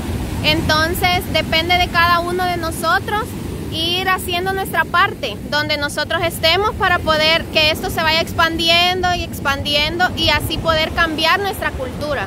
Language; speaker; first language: Spanish; native; Spanish